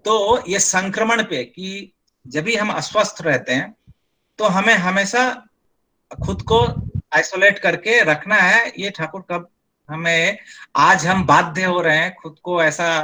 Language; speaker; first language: Hindi; non-native, local second language; Bangla